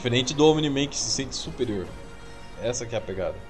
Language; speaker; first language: Portuguese; native; Portuguese